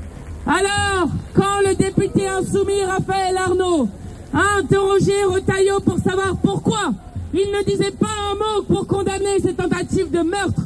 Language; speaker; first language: French; native; French